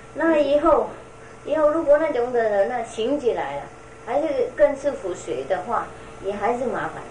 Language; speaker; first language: Chinese; non-native, fluent; Vietnamese